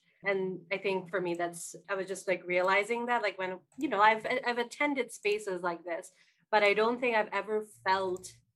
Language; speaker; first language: English; non-native, local second language; Bangla